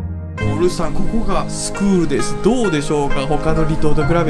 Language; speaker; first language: Japanese; native; Japanese